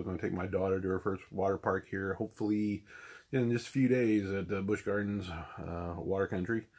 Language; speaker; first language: English; native; English